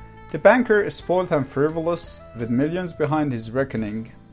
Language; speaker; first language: English; non-native, fluent; Azerbaijani